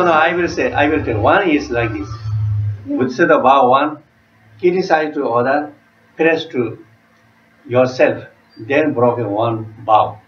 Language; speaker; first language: English; non-native, learner; Tibetan